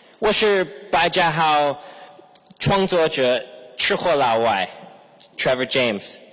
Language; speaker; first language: Chinese; non-native, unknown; English